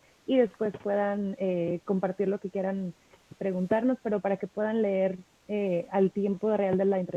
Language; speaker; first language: Spanish; native; Spanish